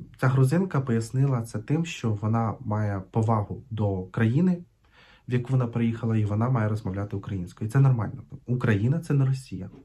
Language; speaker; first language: Ukrainian; non-native, local second language; Russian